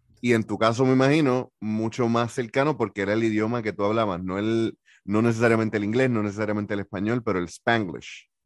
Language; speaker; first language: Spanish; native; Spanish